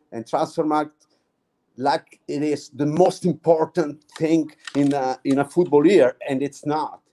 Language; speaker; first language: English; non-native, fluent; Italian